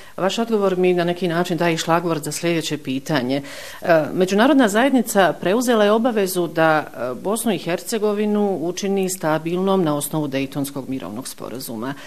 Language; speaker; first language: Bosnian; native; Bosnian